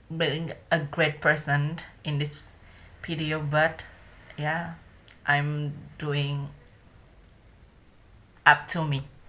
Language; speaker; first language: English; non-native, learner; Indonesian